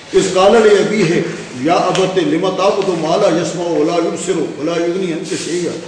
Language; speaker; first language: Urdu; non-native, local second language; Punjabi